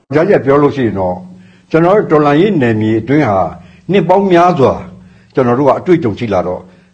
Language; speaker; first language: Burmese; non-native, local second language; S'gaw Karen